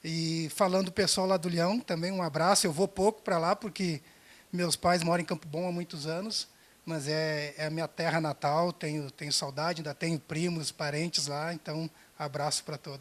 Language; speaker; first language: Portuguese; native; Portuguese